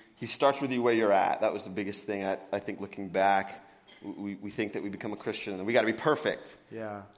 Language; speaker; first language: English; native; English